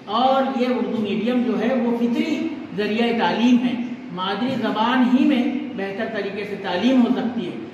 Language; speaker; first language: Urdu; native; Urdu